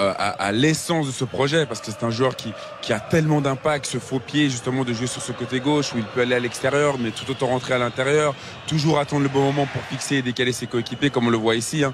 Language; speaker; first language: French; native; French